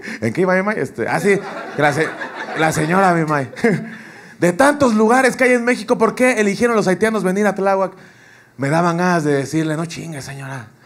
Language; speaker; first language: Spanish; native; Spanish